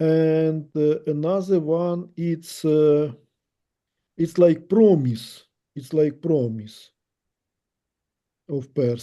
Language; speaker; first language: English; non-native, learner; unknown